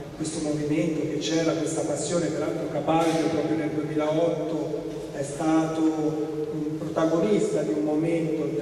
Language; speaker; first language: Italian; native; Italian